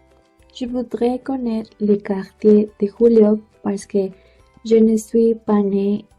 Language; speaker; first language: French; non-native, learner; Spanish